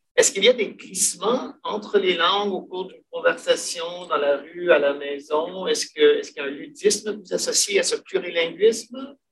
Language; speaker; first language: French; native; French